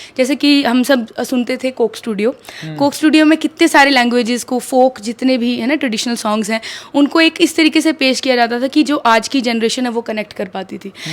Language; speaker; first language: Hindi; non-native, local second language; Dogri